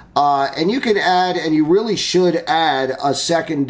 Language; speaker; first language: English; native; English